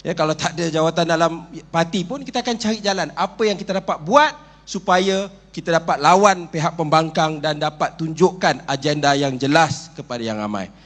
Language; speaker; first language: Malay; native; Malay